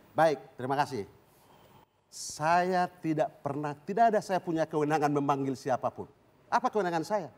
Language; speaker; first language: Indonesian; native; Indonesian